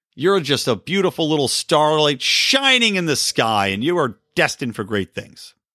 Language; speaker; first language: English; native; English